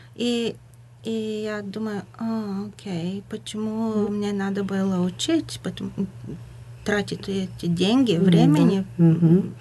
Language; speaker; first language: Russian; non-native, fluent; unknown